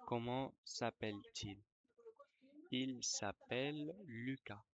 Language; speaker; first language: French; non-native, fluent; Spanish